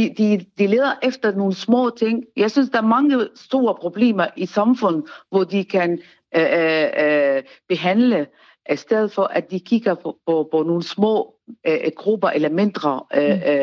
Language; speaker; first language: Danish; non-native, learner; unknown